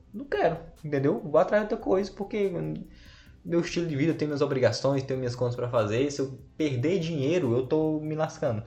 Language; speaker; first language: Portuguese; native; Portuguese